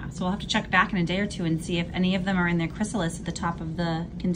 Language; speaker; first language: English; native; English